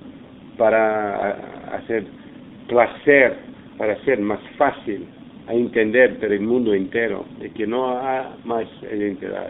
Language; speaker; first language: Spanish; non-native, fluent; English